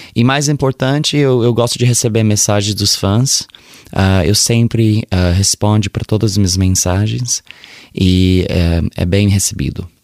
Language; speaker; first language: Portuguese; early bilingual, heritage; Portuguese